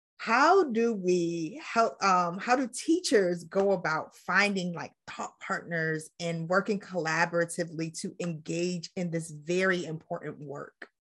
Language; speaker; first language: English; native; English